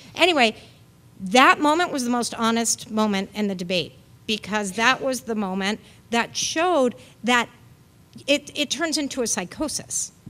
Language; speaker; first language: English; native; English